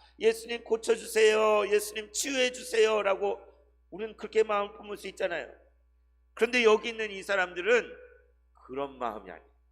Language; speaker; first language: Korean; native; Korean